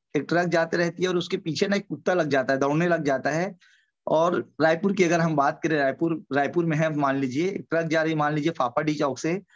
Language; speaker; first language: Hindi; native; Hindi